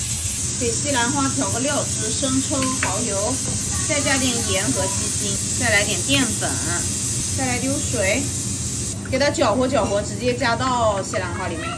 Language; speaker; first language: Chinese; native; Chinese